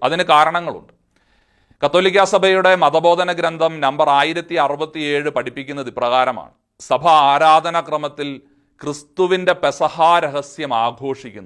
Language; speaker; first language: Malayalam; native; Malayalam